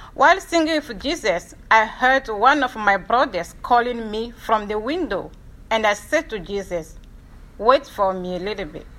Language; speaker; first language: English; non-native, fluent; Ewe